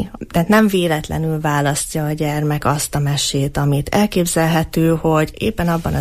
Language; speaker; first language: Hungarian; native; Hungarian